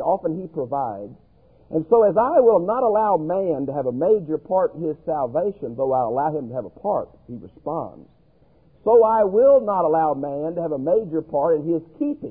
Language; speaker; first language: English; native; English